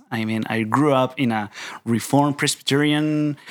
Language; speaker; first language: English; non-native, fluent; Spanish